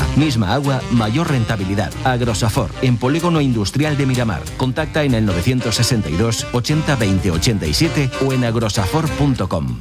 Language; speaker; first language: Spanish; native; Spanish